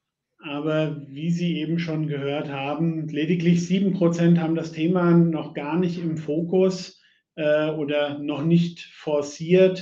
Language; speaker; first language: German; native; German